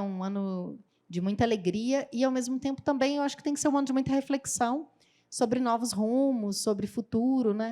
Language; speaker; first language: Portuguese; native; Portuguese